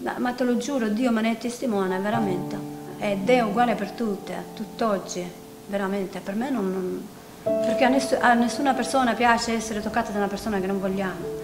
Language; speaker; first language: Italian; non-native, fluent; Albanian